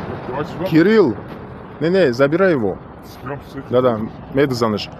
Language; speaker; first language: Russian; non-native, local second language; Tajik